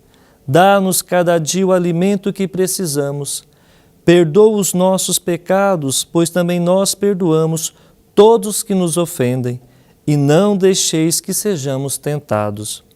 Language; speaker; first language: Portuguese; native; Portuguese